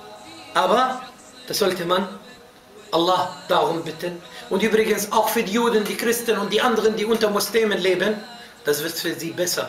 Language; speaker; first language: German; non-native, fluent; Arabic